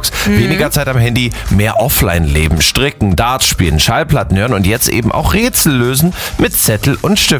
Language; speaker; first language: German; native; German